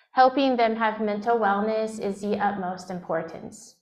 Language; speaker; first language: English; native; English